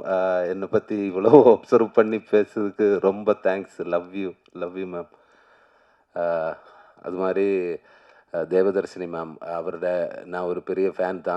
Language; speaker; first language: Tamil; non-native, learner; Malayalam